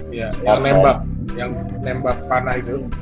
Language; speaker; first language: Indonesian; native; Indonesian